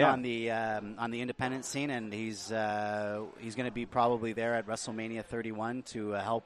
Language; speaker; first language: English; native; English